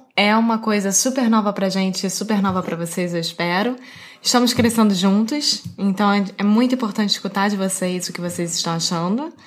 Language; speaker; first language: Portuguese; native; Portuguese